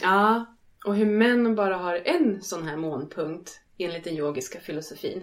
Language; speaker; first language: Swedish; native; Swedish